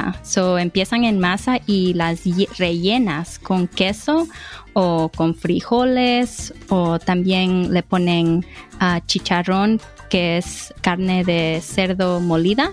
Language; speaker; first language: Spanish; early bilingual, heritage; Spanish